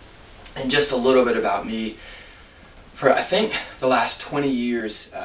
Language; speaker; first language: English; native; English